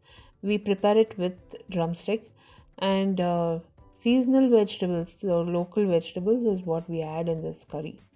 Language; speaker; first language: English; non-native, local second language; Tamil